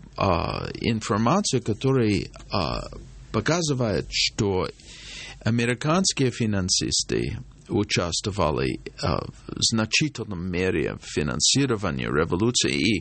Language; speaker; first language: Russian; non-native, fluent; English